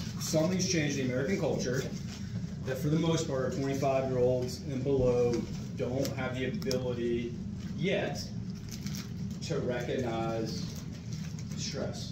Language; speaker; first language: English; native; English